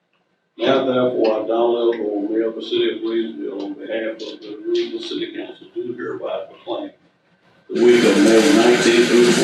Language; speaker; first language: English; native; English